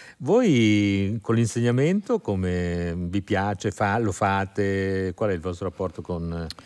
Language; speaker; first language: Italian; native; Italian